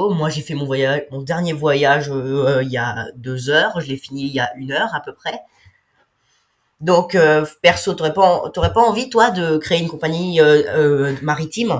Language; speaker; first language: French; native; French